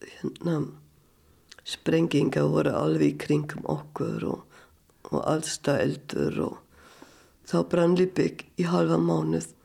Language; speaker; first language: Icelandic; non-native, fluent; German